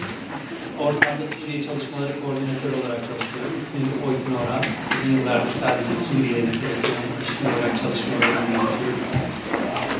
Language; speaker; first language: Turkish; native; Turkish